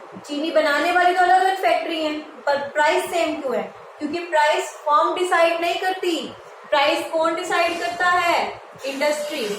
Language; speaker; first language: Hindi; native; Hindi